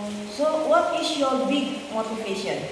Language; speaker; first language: English; non-native, fluent; Indonesian